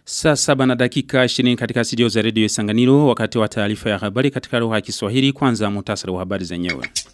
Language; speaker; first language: Swahili; non-native, local second language; Rundi